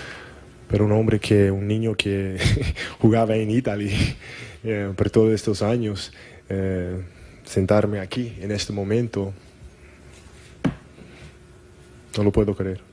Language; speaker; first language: Spanish; non-native, learner; English